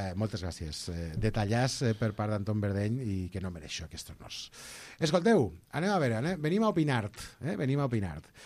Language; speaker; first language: Catalan; native; Catalan